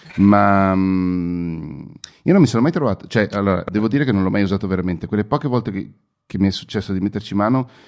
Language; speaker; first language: Italian; native; Italian